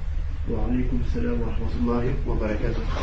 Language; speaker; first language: Arabic; non-native, learner; French